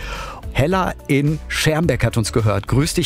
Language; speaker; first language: German; native; German